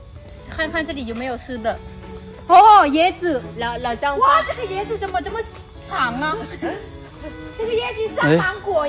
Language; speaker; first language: Chinese; non-native, fluent; Lao